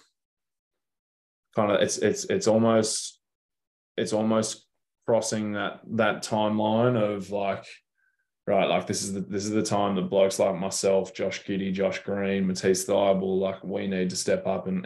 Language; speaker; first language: English; native; English